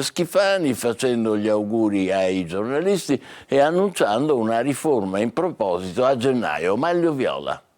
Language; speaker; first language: Italian; native; Italian